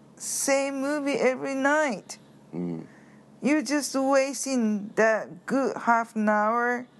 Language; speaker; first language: English; non-native, learner; Japanese